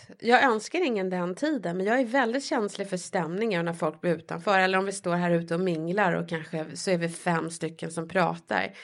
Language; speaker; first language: Swedish; native; Swedish